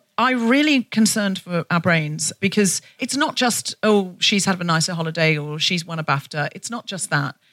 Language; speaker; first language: English; native; English